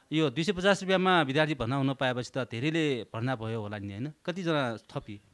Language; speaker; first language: Nepali; native; Nepali